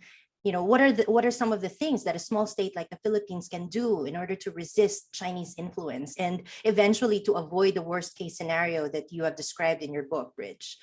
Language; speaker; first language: English; non-native, local second language; Filipino